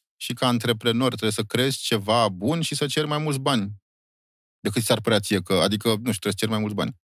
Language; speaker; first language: Romanian; native; Romanian